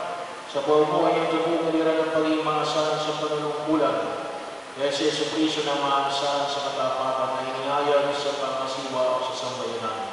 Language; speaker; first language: Filipino; native; Filipino